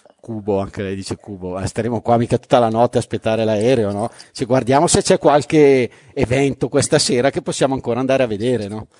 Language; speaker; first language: Italian; native; Italian